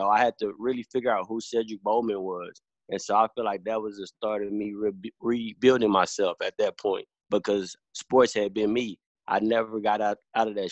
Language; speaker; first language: English; native; English